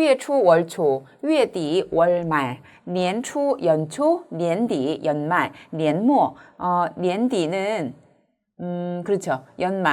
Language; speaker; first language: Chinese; non-native, fluent; Korean